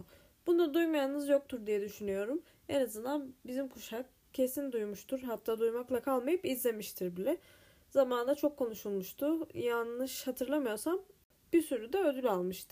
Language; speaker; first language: Turkish; native; Turkish